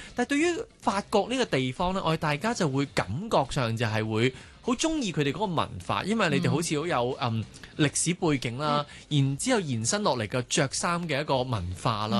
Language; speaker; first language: Cantonese; native; Cantonese